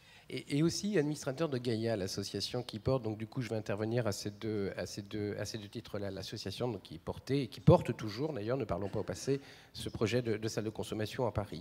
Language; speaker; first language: French; native; French